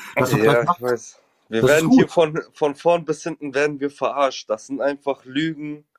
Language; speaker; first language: German; native; German